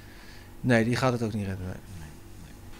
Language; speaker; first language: Dutch; native; Dutch